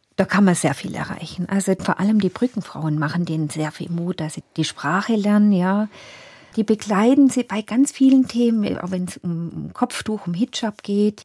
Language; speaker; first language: German; native; German